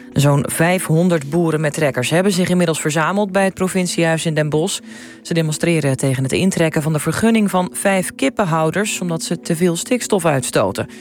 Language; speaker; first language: Dutch; native; Dutch